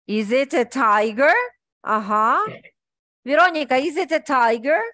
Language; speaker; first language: English; non-native, fluent; Ukrainian